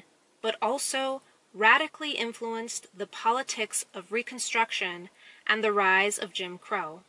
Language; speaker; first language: English; native; English